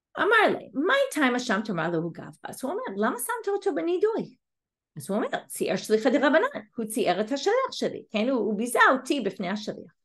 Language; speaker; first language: Hebrew; non-native, fluent; English